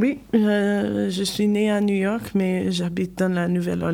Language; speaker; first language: French; non-native, learner; English